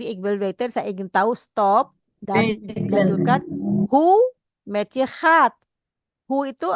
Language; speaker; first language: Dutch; non-native, fluent; Indonesian